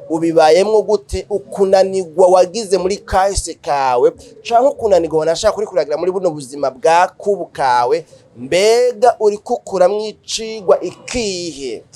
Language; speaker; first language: Rundi; native; Rundi